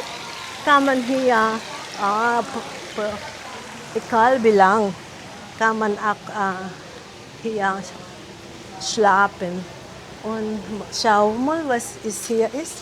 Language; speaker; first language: German; non-native, learner; Filipino